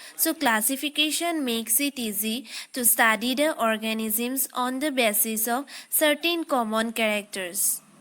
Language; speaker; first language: English; non-native, local second language; Assamese